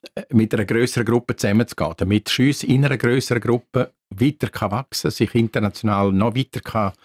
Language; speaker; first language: German; native; German